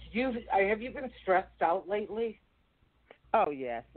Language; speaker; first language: English; native; English